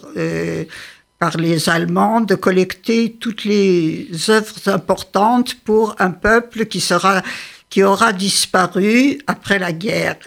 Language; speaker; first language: French; early bilingual, other home language; Yiddish